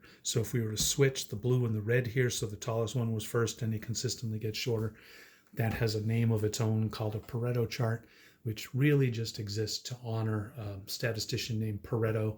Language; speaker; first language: English; native; English